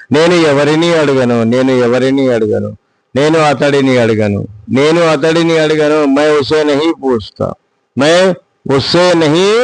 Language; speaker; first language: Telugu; non-native, fluent; Hindi